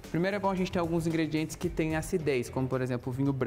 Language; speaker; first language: Portuguese; native; Portuguese